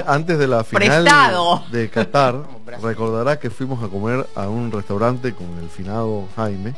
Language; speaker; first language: Spanish; native; Spanish